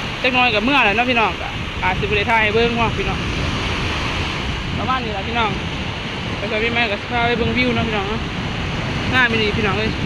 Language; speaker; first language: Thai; non-native, local second language; Lao